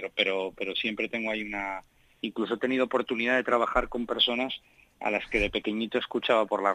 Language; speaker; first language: Spanish; native; Spanish